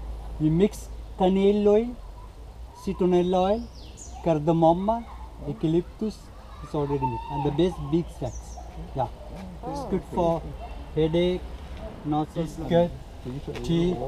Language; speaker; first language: English; non-native, local second language; Sinhala